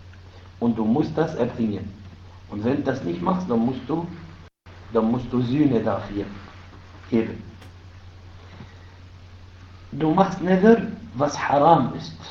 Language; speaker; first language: German; non-native, fluent; Arabic